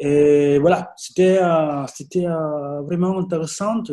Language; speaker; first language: French; non-native, fluent; Spanish